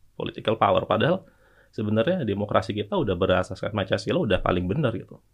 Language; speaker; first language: Indonesian; native; Indonesian